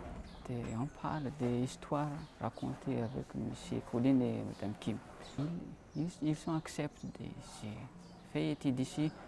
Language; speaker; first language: French; non-native, local second language; Malagasy